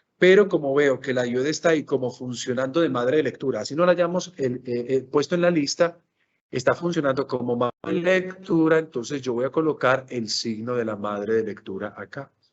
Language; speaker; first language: Spanish; native; Spanish